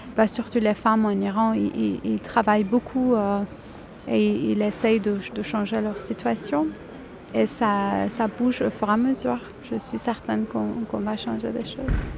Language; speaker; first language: French; non-native, fluent; Persian